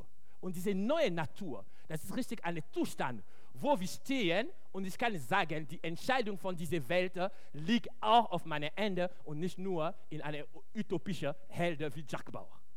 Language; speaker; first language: German; non-native, fluent; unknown